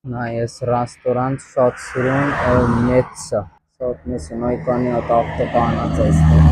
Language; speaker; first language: Armenian; non-native, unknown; Hindi